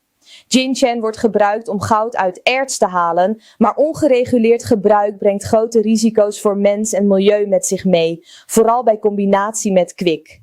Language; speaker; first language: Dutch; native; Dutch